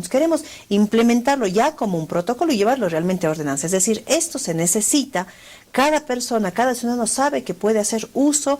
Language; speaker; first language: Spanish; native; Spanish